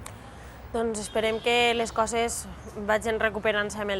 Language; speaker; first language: Catalan; native; Catalan